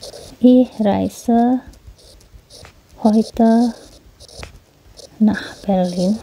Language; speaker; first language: German; non-native, fluent; Indonesian